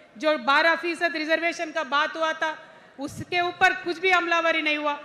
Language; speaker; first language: Hindi; non-native, local second language; Telugu